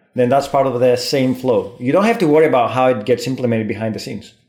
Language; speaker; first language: English; non-native, fluent; Greek